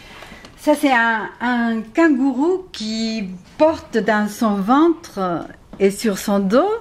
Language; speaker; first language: French; non-native, fluent; Spanish